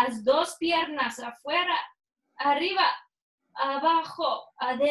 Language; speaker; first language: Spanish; non-native, learner; English